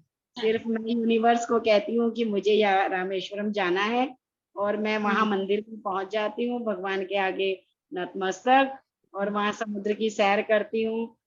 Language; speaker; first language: Hindi; native; Hindi